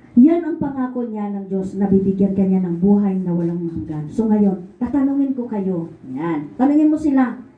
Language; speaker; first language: Filipino; non-native, local second language; Iloko